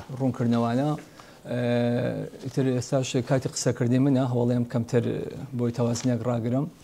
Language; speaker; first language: Central Kurdish; native; Central Kurdish